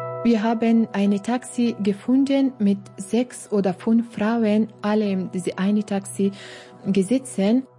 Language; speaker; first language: German; non-native, learner; Persian